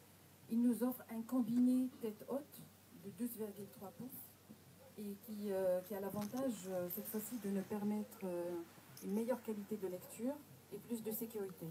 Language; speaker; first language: French; non-native, local second language; Arabic